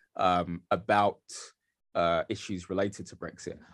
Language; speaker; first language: English; native; English